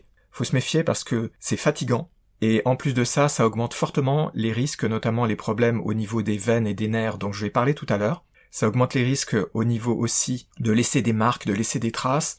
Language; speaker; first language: French; native; French